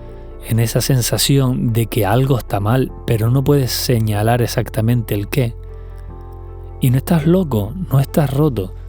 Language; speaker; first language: Spanish; native; Spanish